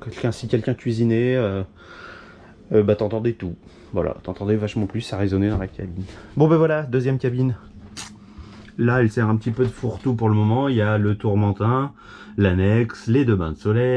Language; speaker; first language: French; native; French